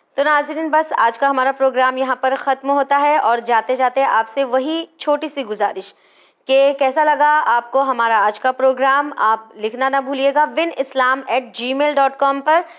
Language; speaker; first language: Hindi; native; Hindi